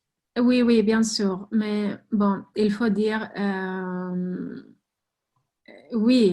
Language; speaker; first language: French; non-native, fluent; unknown